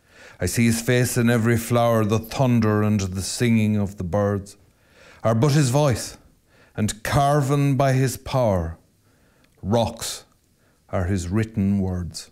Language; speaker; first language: English; native; English